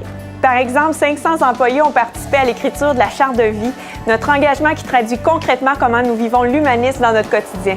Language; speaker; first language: French; native; French